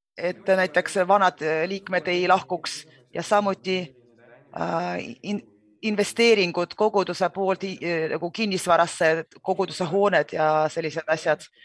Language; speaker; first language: Estonian; non-native, local second language; Russian